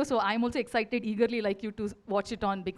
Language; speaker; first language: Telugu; non-native, fluent; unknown